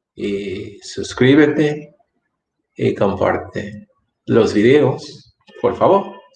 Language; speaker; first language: Spanish; non-native, fluent; English